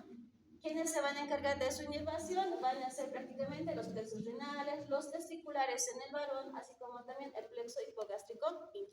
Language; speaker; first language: Spanish; native; Spanish